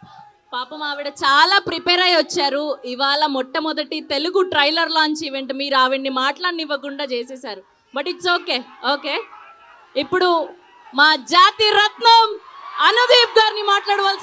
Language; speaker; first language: Telugu; native; Telugu